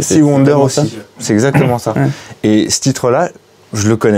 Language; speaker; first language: French; native; French